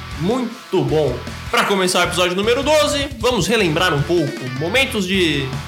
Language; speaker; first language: Portuguese; native; Portuguese